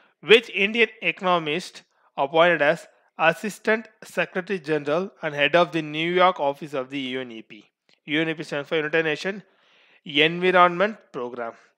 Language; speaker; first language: English; non-native, local second language; Tamil